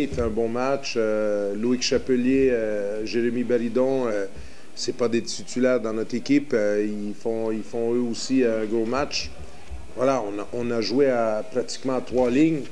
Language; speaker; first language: French; native; French